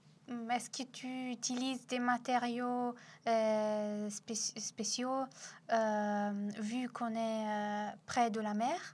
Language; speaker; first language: French; non-native, fluent; Italian